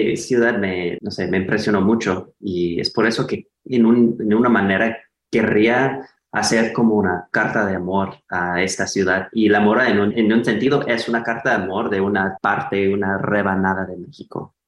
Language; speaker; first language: Spanish; non-native, fluent; English